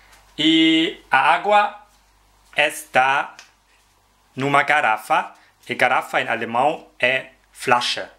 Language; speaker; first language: Portuguese; non-native, fluent; German